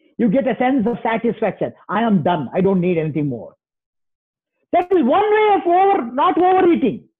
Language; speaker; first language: English; non-native, local second language; Kannada